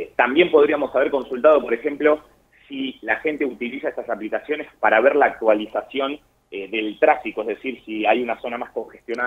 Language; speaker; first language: Spanish; native; Spanish